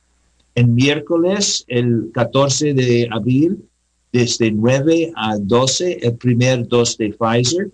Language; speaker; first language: Spanish; non-native, learner; English